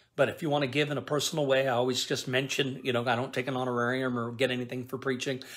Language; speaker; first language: English; native; English